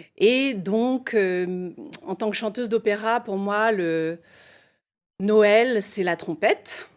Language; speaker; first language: French; non-native, fluent; English